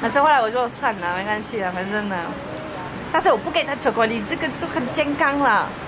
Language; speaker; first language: Chinese; non-native, fluent; French